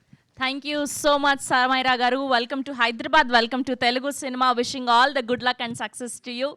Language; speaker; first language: Telugu; native; Telugu